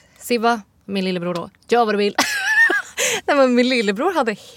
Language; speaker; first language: Swedish; early bilingual, other home language; Persian